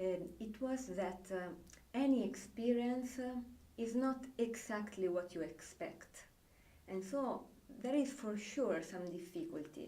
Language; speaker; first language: English; non-native, fluent; Italian